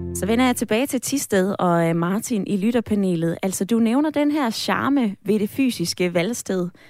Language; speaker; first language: Danish; native; Danish